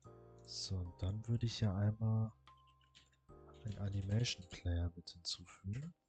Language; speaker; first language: German; native; German